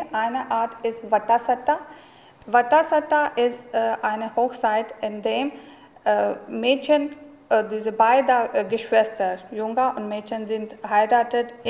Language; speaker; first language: German; non-native, learner; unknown